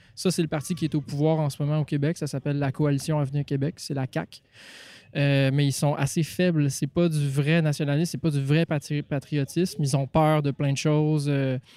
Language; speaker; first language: French; native; French